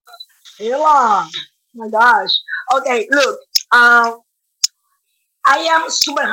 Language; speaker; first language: English; non-native, learner; Spanish